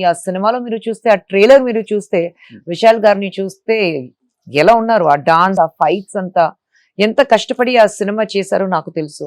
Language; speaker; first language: Telugu; non-native, fluent; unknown